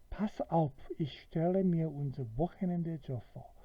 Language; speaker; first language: German; non-native, fluent; Korean